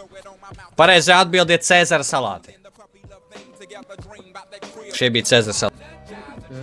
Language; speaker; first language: Latvian; native; Latvian